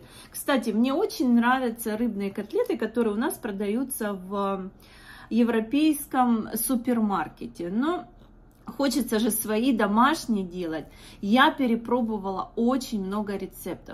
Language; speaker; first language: Russian; native; Russian